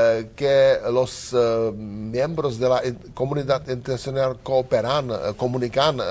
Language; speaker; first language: Spanish; non-native, learner; Czech